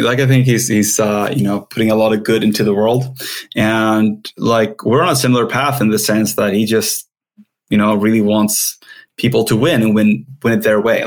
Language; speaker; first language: English; non-native, fluent; Swedish